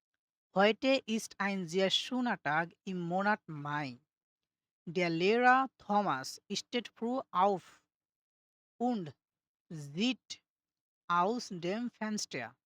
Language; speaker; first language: German; non-native, learner; Bangla